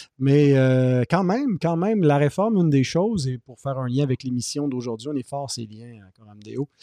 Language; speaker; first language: French; native; French